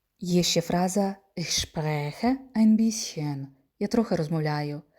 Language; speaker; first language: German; non-native, fluent; Ukrainian